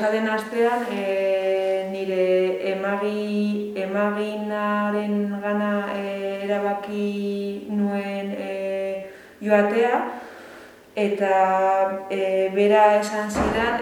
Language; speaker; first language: Basque; non-native, learner; Spanish